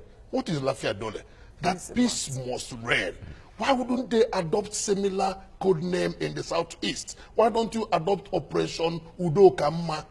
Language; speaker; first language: English; non-native, local second language; Igbo